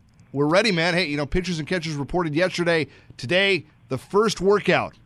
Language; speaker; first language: English; native; English